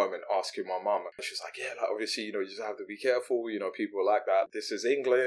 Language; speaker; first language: English; non-native, local second language; Yoruba